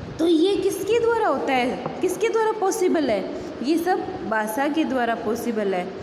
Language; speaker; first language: Hindi; native; Hindi